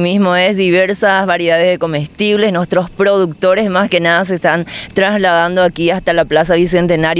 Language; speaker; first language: Spanish; native; Spanish